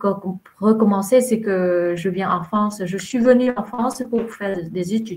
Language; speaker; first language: French; non-native, fluent; Vietnamese